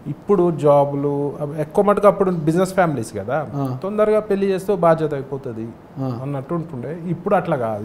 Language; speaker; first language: Telugu; native; Telugu